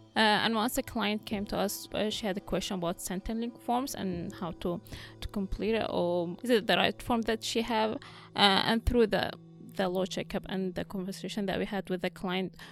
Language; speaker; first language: English; non-native, fluent; Arabic